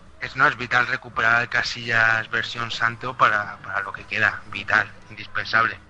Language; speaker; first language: Spanish; native; Spanish